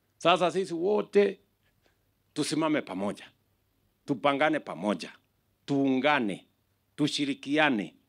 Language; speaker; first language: Swahili; non-native, local second language; Kalenjin